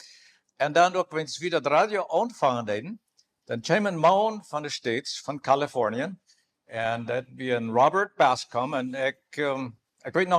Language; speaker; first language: German; non-native, learner; Plautdietsch